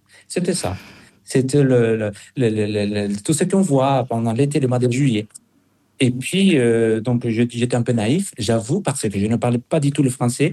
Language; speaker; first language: French; non-native, fluent; Spanish